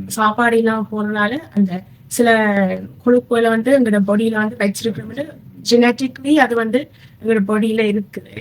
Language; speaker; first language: Tamil; early bilingual, heritage; Tamil